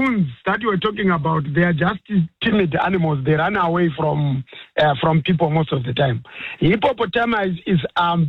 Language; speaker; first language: English; non-native, local second language; Shona